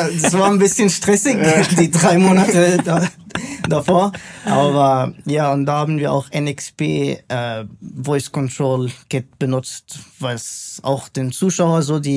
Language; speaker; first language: German; non-native, fluent; Arabic